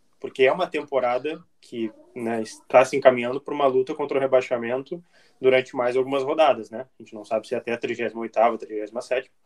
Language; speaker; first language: Portuguese; native; Portuguese